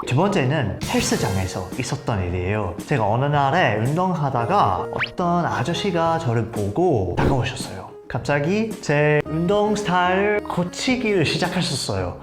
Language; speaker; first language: Korean; non-native, fluent; English